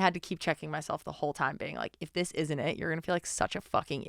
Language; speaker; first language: English; native; English